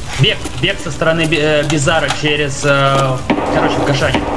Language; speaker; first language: Russian; native; Russian